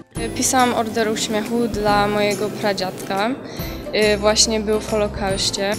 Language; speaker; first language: Polish; early bilingual, heritage; Polish